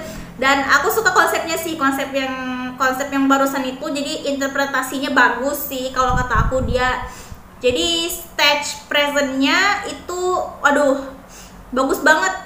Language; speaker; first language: Indonesian; native; Indonesian